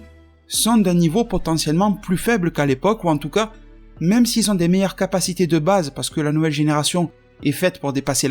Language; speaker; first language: French; native; French